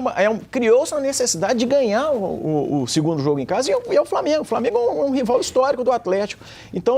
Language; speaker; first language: Portuguese; native; Portuguese